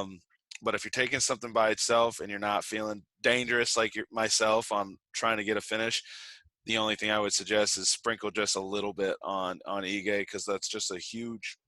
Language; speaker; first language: English; native; English